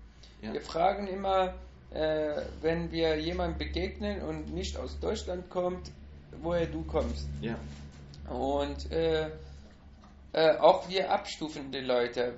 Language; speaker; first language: German; non-native, learner; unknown